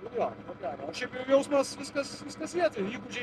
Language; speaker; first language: Lithuanian; native; Lithuanian